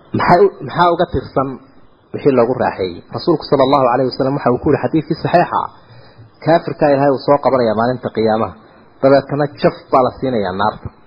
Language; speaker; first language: Somali; native; Somali